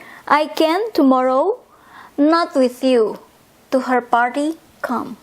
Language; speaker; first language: English; non-native, fluent; Indonesian